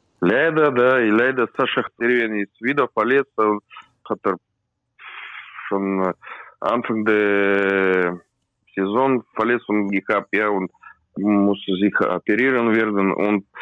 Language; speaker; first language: German; non-native, learner; Russian